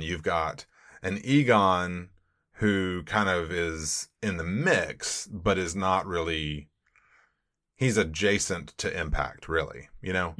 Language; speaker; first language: English; native; English